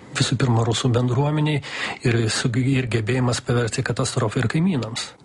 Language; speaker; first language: Lithuanian; non-native, local second language; Russian